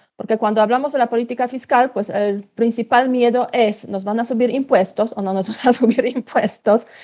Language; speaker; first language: Spanish; non-native, fluent; Polish